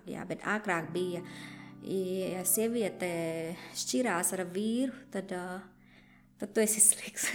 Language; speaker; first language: Latvian; non-native, fluent; Thai